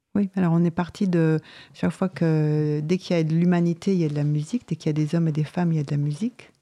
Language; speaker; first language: French; native; French